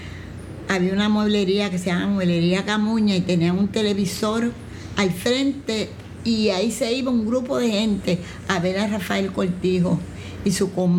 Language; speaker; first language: Spanish; native; Spanish